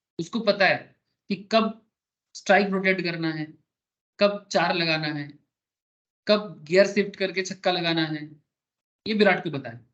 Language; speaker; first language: Hindi; non-native, local second language; Bangla